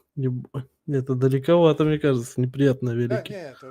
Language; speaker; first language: Russian; native; Russian